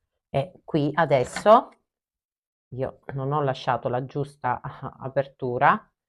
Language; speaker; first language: Italian; native; Italian